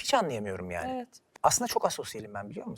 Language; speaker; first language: Turkish; native; Turkish